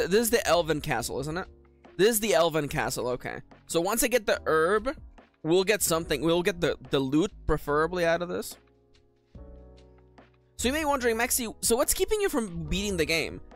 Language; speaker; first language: English; native; English